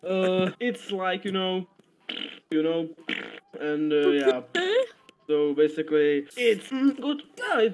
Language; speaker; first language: English; non-native, learner; Czech